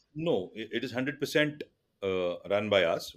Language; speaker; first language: English; non-native, local second language; Tulu